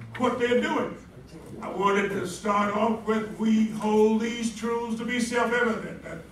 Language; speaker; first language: English; native; English